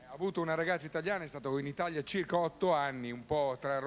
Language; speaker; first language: Italian; native; Italian